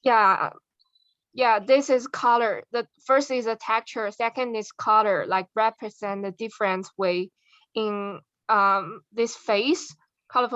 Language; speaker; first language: English; non-native, learner; Chinese